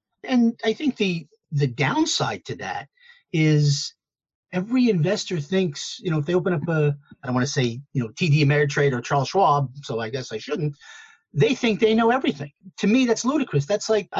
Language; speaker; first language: English; native; English